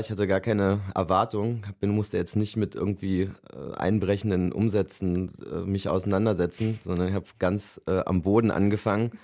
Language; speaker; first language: German; native; German